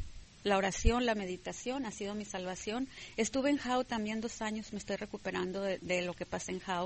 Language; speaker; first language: Spanish; native; Spanish